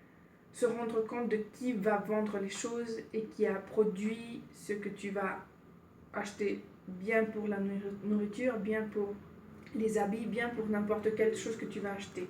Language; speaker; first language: French; non-native, fluent; Spanish